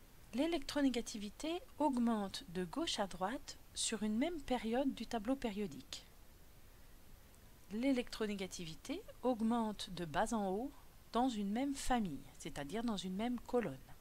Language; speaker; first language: French; native; French